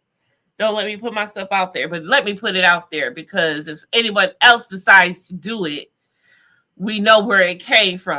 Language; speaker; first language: English; native; English